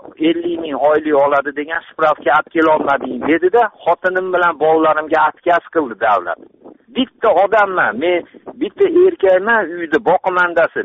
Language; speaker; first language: Uzbek; native; Uzbek